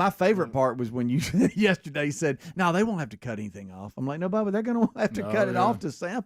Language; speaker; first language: English; native; English